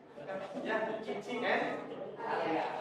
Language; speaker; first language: English; non-native, learner; Indonesian